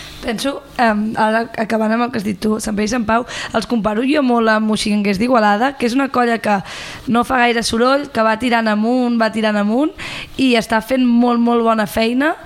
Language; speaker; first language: Catalan; native; Catalan